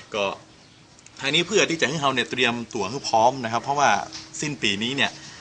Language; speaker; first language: Thai; native; Thai